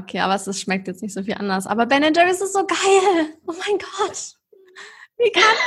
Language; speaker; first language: German; native; German